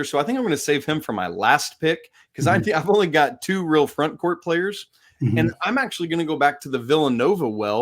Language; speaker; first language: English; native; English